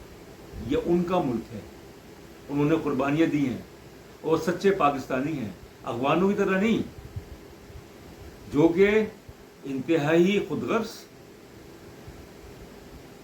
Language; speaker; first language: Urdu; native; Urdu